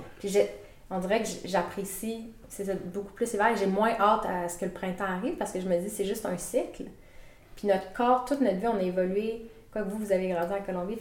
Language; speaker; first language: French; native; French